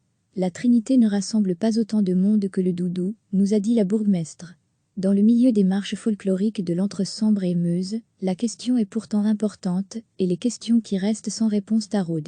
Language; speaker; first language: French; native; French